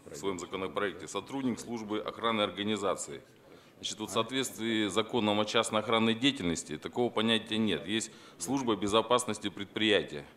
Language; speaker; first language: Russian; native; Russian